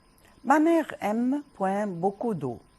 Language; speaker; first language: French; non-native, fluent; Arabic